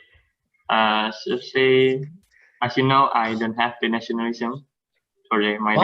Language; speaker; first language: English; non-native, learner; Indonesian